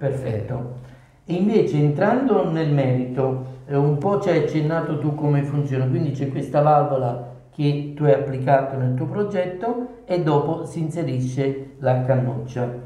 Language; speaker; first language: Italian; native; Italian